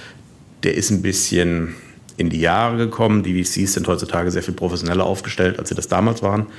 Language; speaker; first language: German; native; German